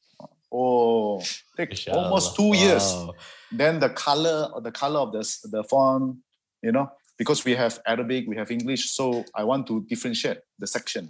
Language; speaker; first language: English; non-native, local second language; Hakka Chinese